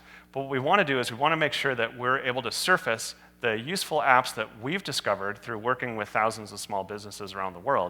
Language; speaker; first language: English; native; English